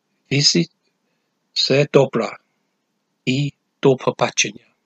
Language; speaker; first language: Ukrainian; non-native, learner; English